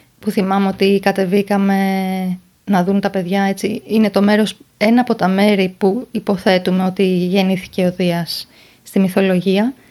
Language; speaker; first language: Greek; native; Greek